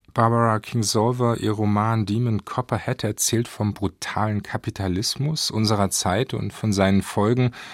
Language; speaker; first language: German; native; German